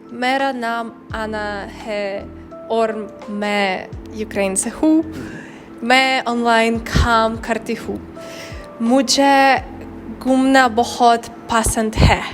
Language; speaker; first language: Hindi; non-native, learner; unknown